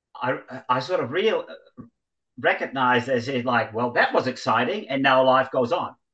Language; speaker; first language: English; non-native, fluent; Dutch